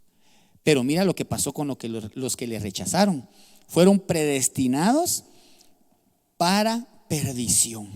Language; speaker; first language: Spanish; native; Spanish